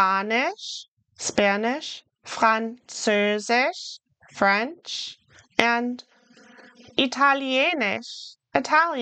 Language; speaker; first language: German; non-native, fluent; English